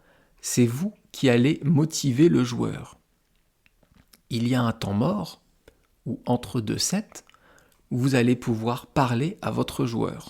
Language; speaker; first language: French; native; French